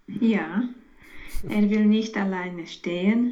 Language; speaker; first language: German; non-native, learner; Romanian